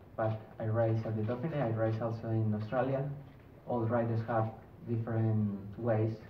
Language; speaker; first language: English; non-native, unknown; Spanish